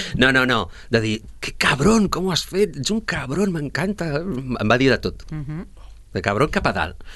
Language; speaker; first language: Catalan; early bilingual, other home language; Spanish